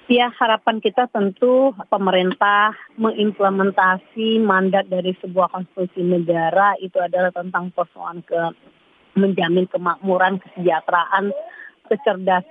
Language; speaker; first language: Indonesian; native; Indonesian